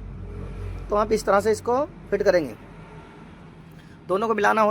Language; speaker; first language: Hindi; native; Hindi